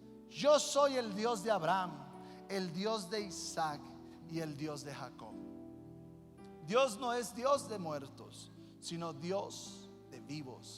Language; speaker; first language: Spanish; native; Spanish